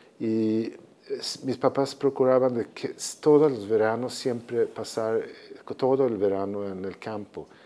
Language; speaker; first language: Spanish; non-native, fluent; Swedish